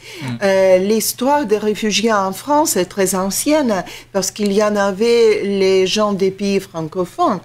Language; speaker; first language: French; non-native, fluent; Russian